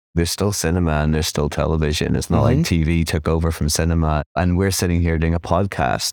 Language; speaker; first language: English; native; English